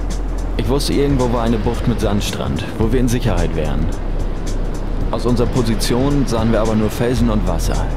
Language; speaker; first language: German; native; German